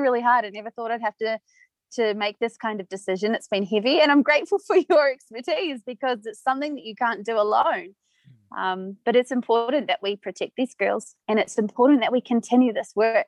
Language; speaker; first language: English; native; English